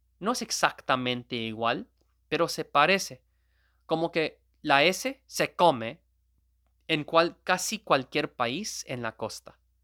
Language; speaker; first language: Spanish; non-native, fluent; Gujarati